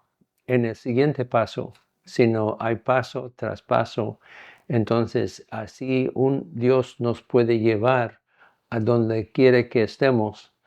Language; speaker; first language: Spanish; non-native, fluent; English